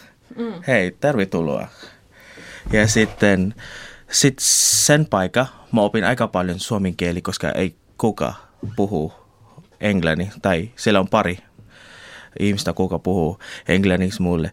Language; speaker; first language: Finnish; non-native, learner; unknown